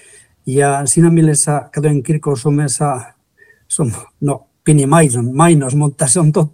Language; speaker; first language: Finnish; non-native, fluent; Spanish